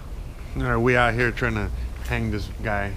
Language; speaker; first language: English; native; English